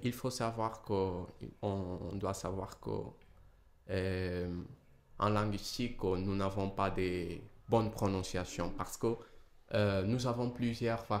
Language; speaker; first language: French; non-native, fluent; Portuguese